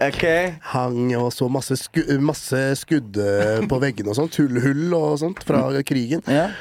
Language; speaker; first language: Norwegian; early bilingual, other home language; Bosnian